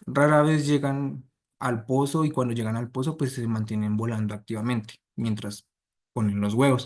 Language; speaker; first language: Spanish; native; Spanish